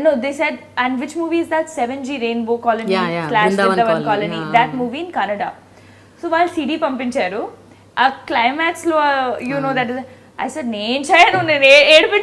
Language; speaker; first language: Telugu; non-native, fluent; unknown